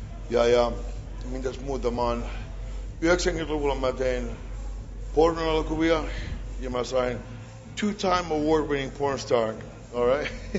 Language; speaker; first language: Finnish; native; Finnish